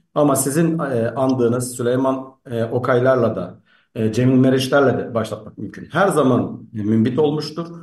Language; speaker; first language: Turkish; native; Turkish